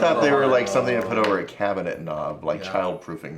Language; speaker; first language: English; native; English